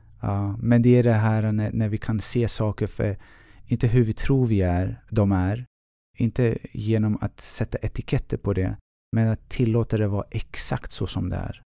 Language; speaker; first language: Swedish; early bilingual, other home language; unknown